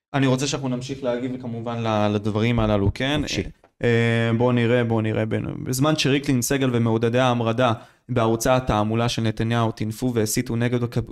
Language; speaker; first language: Hebrew; native; Hebrew